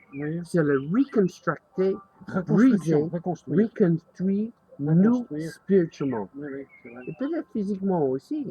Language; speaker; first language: French; non-native, learner; English